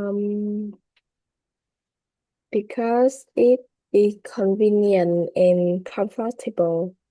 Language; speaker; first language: English; non-native, learner; Vietnamese